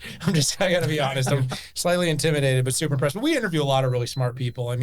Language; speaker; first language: English; native; English